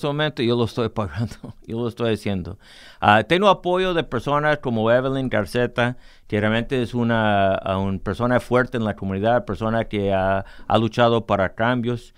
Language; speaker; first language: Spanish; early bilingual, heritage; English